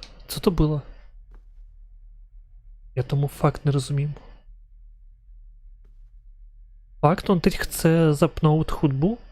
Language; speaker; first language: Czech; non-native, learner; Ukrainian